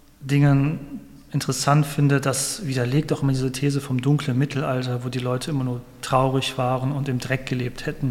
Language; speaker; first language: German; native; German